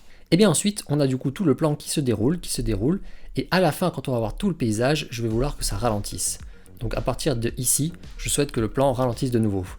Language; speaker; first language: French; native; French